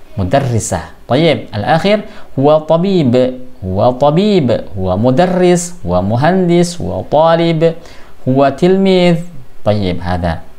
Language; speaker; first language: Arabic; non-native, fluent; Indonesian